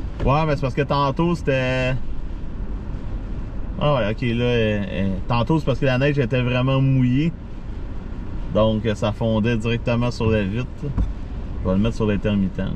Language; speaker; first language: French; native; French